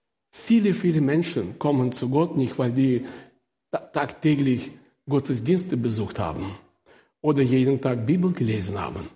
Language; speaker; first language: German; non-native, fluent; Russian